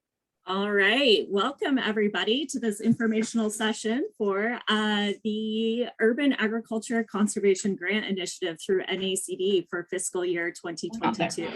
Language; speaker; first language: English; native; English